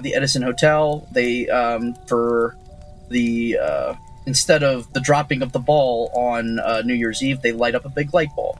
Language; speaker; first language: English; native; English